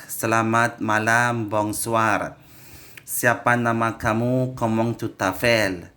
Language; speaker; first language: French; non-native, learner; Indonesian